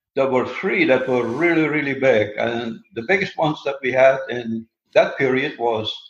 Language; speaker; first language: English; non-native, fluent; Dutch